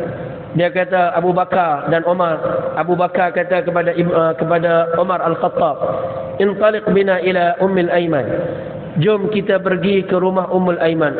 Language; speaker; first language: Malay; native; Malay